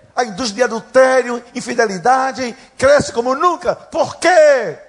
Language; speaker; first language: Portuguese; native; Portuguese